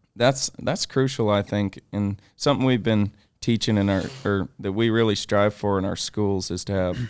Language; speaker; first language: English; native; English